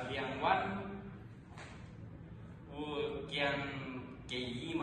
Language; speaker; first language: Chinese; non-native, learner; Indonesian